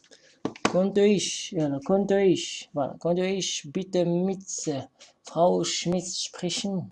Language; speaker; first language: German; non-native, fluent; Arabic